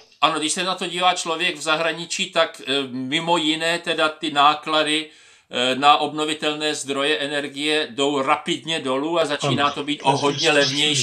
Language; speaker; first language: Czech; native; Czech